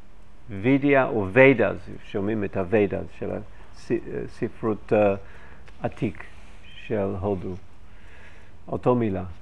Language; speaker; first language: Hebrew; non-native, fluent; English